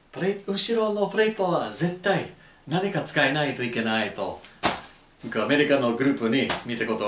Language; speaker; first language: Japanese; non-native, learner; English